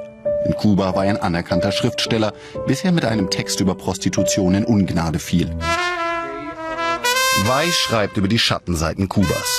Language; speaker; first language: German; native; German